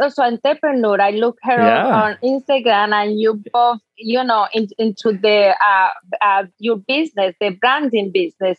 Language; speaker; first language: English; non-native, fluent; Spanish